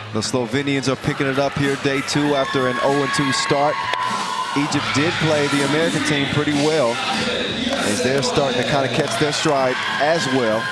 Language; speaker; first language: English; native; English